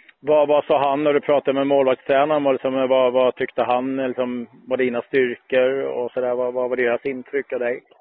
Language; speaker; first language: Swedish; native; Swedish